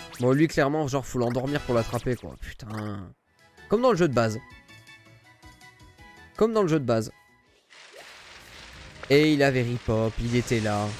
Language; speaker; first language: French; native; French